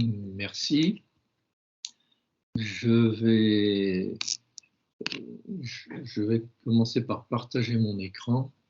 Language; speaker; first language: French; native; French